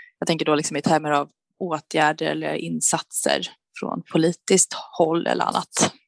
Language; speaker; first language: Swedish; native; Swedish